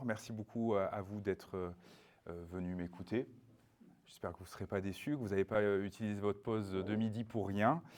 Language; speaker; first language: French; native; French